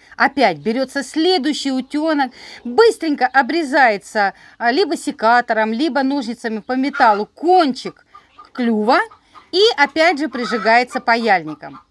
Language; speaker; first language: Russian; native; Russian